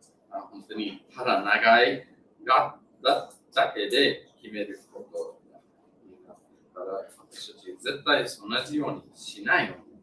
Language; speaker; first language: Japanese; non-native, fluent; English